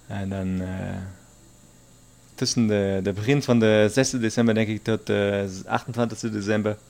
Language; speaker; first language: Dutch; non-native, learner; German